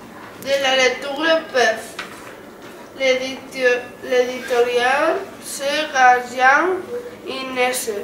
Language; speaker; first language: French; non-native, learner; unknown